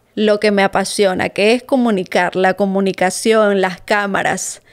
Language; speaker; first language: Spanish; native; Spanish